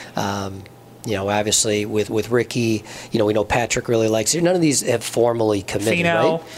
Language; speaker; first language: English; native; English